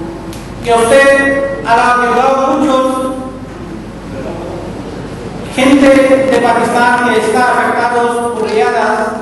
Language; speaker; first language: Spanish; non-native, learner; Urdu